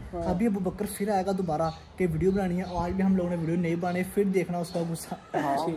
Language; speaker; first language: Urdu; non-native, local second language; Punjabi